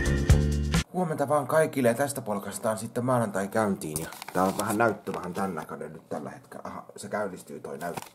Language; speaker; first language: Finnish; native; Finnish